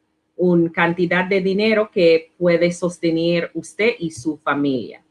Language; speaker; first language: Spanish; non-native, learner; English